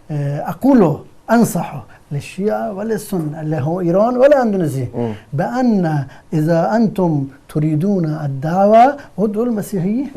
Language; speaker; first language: Arabic; non-native, fluent; Persian